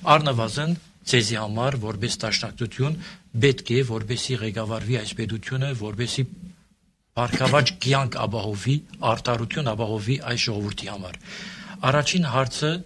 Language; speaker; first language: Armenian; early bilingual, heritage; Armenian